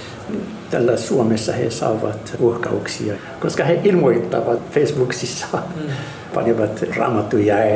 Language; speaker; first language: Finnish; non-native, learner; Arabic